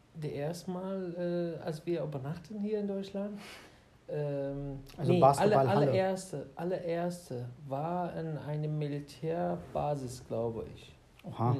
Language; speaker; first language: German; non-native, fluent; Arabic